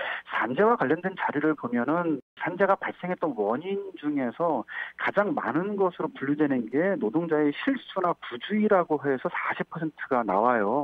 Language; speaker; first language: Korean; native; Korean